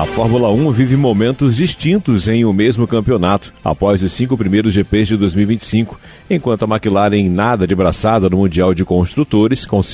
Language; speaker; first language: Portuguese; native; Portuguese